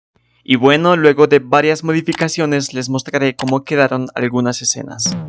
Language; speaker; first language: Spanish; native; Spanish